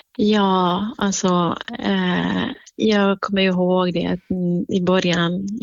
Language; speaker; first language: Swedish; non-native, fluent; Kurdish